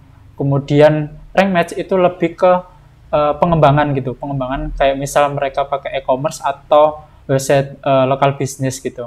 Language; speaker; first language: Indonesian; native; Indonesian